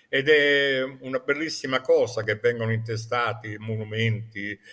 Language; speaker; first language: Italian; native; Italian